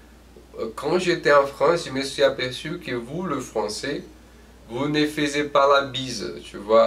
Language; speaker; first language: French; non-native, fluent; Portuguese